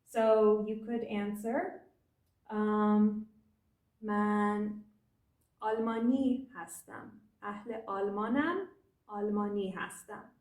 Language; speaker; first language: Persian; early bilingual, heritage; English